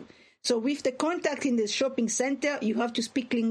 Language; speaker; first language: English; non-native, fluent; Swahili